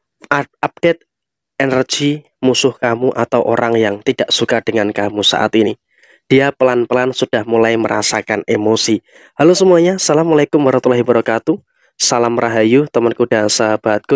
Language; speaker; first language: Indonesian; native; Indonesian